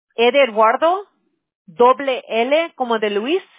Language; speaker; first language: Spanish; early bilingual, other home language; English